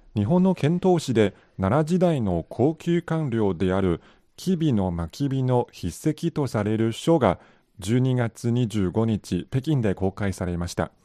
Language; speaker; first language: Japanese; non-native, fluent; Chinese